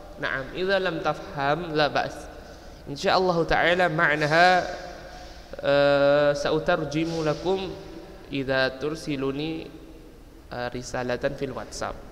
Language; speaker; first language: Arabic; non-native, fluent; Indonesian